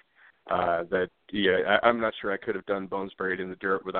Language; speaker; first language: English; native; English